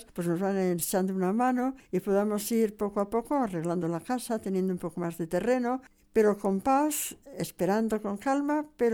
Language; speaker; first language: Spanish; native; Spanish